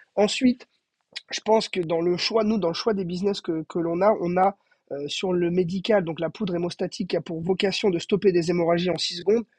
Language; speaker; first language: French; native; French